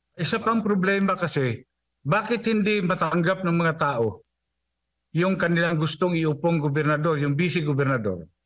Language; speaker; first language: Filipino; non-native, local second language; Cebuano